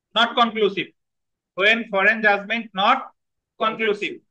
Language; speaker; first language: English; non-native, local second language; Bangla